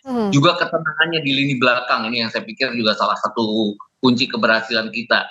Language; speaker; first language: Indonesian; native; Indonesian